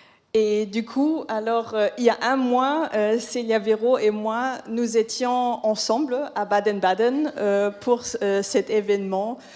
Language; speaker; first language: French; non-native, fluent; German